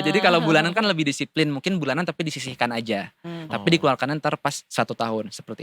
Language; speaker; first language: Indonesian; native; Indonesian